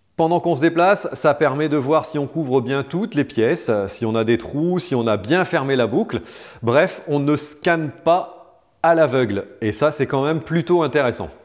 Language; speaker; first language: French; native; French